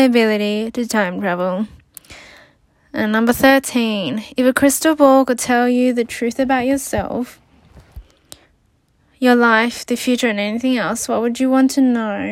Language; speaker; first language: English; native; English